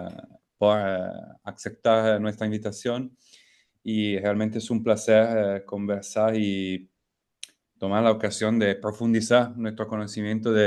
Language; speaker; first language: Spanish; non-native, fluent; Italian